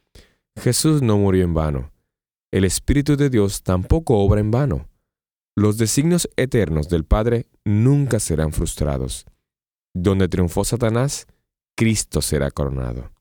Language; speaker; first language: Spanish; native; Spanish